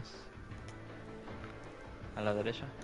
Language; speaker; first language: Spanish; early bilingual, other home language; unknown